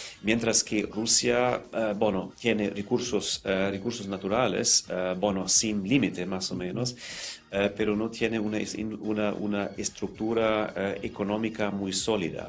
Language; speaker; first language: Spanish; non-native, fluent; German